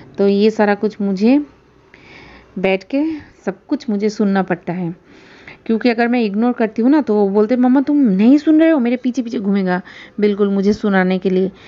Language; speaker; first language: Hindi; non-native, local second language; Bangla